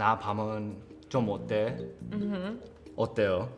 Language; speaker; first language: Korean; non-native, learner; English